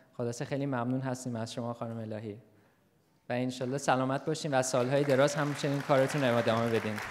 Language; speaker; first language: Persian; early bilingual, heritage; Persian